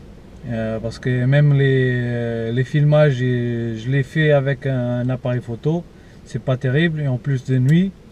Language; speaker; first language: French; non-native, fluent; Portuguese